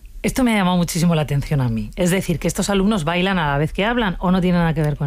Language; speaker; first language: Spanish; native; Spanish